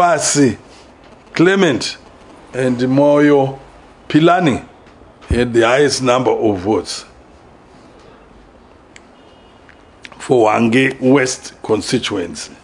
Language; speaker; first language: English; non-native, local second language; Shona